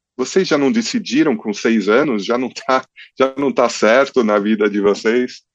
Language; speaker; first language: Portuguese; early bilingual, other home language; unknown